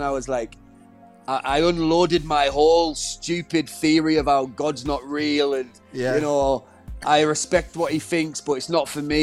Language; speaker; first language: English; native; English